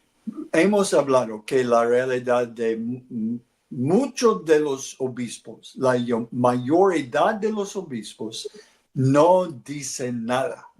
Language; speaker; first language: Spanish; non-native, learner; English